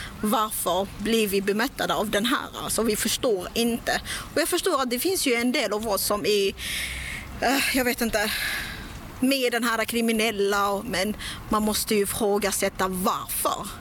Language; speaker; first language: Swedish; non-native, local second language; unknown